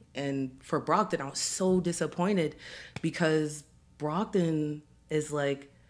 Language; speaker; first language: English; native; English